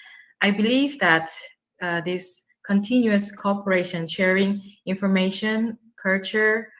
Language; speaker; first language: English; non-native, fluent; Korean